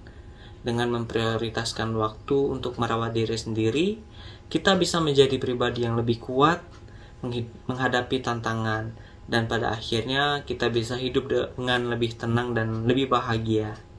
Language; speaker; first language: Indonesian; native; Indonesian